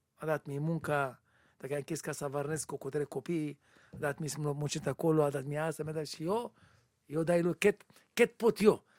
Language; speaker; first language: Romanian; non-native, learner; Hebrew